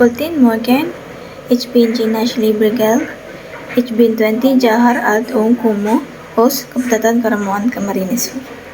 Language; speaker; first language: German; non-native, learner; Bikol